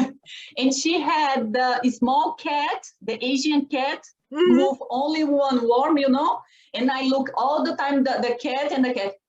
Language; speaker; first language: English; non-native, learner; Portuguese